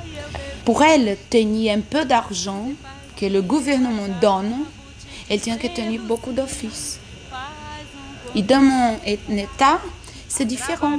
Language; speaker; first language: French; non-native, learner; Portuguese